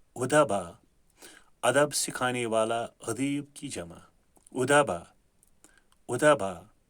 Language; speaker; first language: Urdu; non-native, local second language; Kashmiri